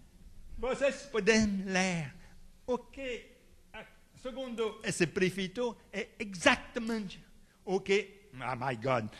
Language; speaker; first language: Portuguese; non-native, fluent; French